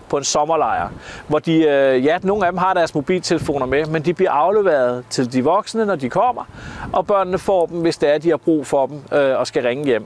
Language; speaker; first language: Danish; native; Danish